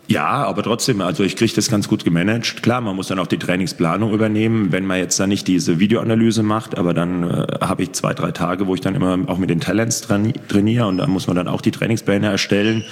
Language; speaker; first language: German; native; German